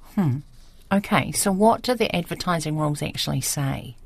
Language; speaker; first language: English; native; English